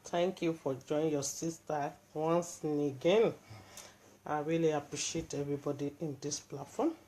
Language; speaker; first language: English; non-native, local second language; Yoruba